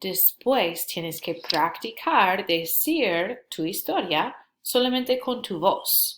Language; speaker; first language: Spanish; non-native, fluent; English